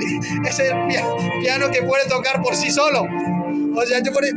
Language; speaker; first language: Spanish; non-native, fluent; Indonesian